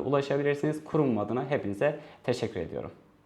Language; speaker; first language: Turkish; native; Turkish